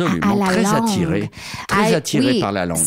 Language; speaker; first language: French; native; French